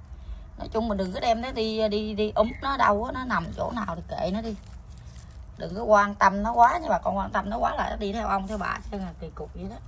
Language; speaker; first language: Vietnamese; native; Vietnamese